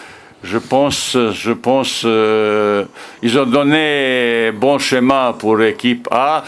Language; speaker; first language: French; non-native, fluent; Bosnian